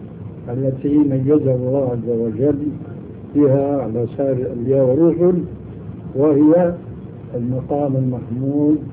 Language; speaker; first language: Arabic; early bilingual, other home language; Albanian